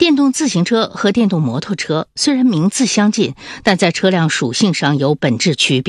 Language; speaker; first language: Chinese; native; Chinese